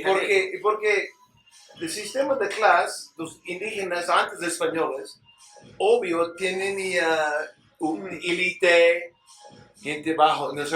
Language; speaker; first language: Spanish; non-native, learner; English